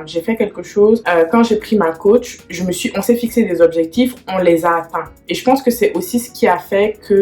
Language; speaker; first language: French; native; French